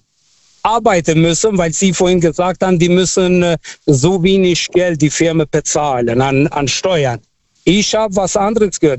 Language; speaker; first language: German; non-native, fluent; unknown